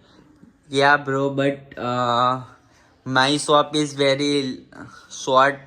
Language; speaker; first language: English; non-native, learner; Gujarati